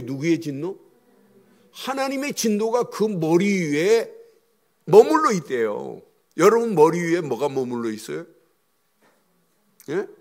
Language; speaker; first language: Korean; native; Korean